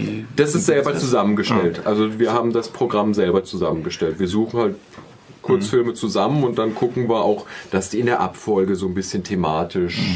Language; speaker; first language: German; native; German